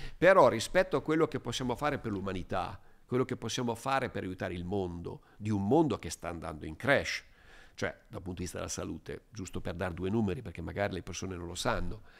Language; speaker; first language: Italian; native; Italian